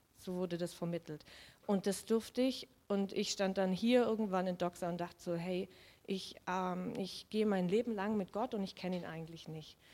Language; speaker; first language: German; native; German